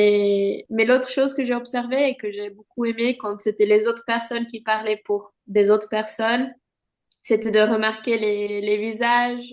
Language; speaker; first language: French; non-native, fluent; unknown